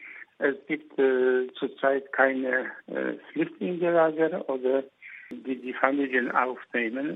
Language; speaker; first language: German; non-native, fluent; Polish